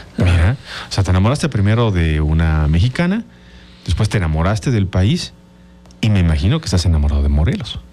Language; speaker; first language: Spanish; native; Spanish